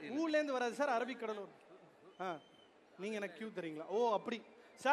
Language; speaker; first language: Tamil; native; Tamil